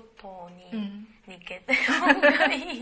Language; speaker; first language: Japanese; non-native, learner; Chinese